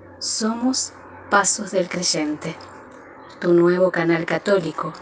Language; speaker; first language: Spanish; native; Spanish